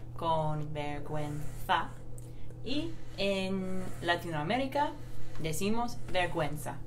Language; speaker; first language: Spanish; non-native, fluent; English